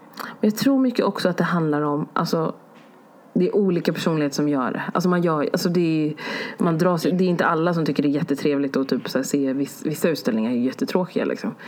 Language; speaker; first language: Swedish; early bilingual, other home language; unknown